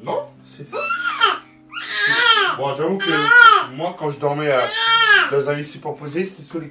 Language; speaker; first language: French; native; French